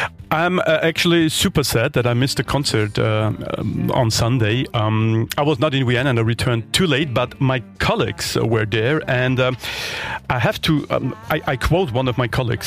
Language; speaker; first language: English; non-native, fluent; German